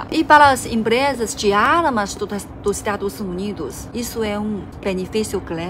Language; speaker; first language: Portuguese; non-native, fluent; Chinese